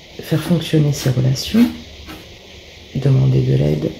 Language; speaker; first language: French; native; French